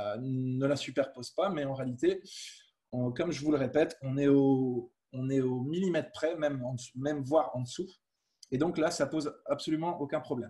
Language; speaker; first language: French; native; French